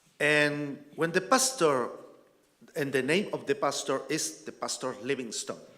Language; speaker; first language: English; non-native, learner; Spanish